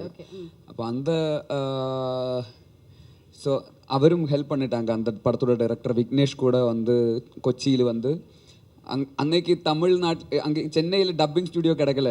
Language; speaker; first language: Tamil; non-native, learner; Malayalam